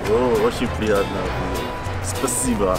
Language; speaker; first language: Russian; non-native, learner; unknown